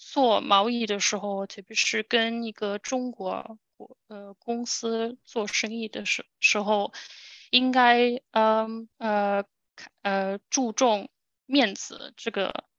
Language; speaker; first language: Chinese; non-native, learner; German